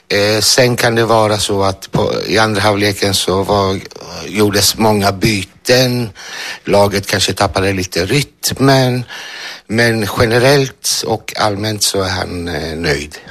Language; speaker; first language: Swedish; early bilingual, other home language; Greek